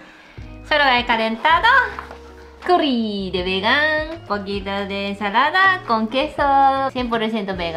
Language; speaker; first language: Spanish; non-native, fluent; Japanese